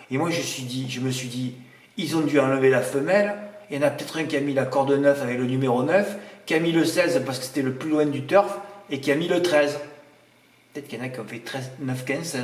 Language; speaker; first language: French; native; French